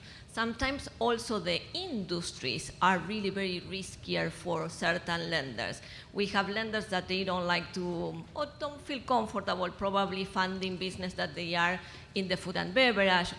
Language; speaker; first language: English; non-native, fluent; Spanish